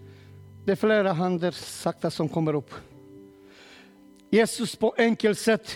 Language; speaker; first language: Swedish; non-native, learner; Romanian